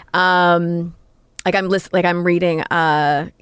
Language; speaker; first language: English; native; English